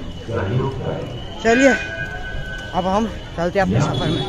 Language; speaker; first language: Hindi; non-native, local second language; Nepali